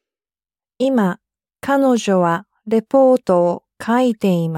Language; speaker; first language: Japanese; non-native, learner; English